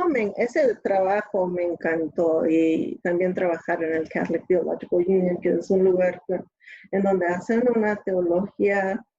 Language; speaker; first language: Spanish; early bilingual, other home language; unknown